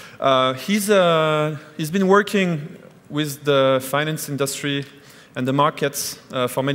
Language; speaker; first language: English; non-native, fluent; French